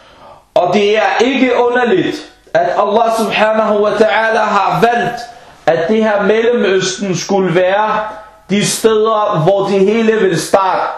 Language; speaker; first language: Danish; non-native, fluent; Arabic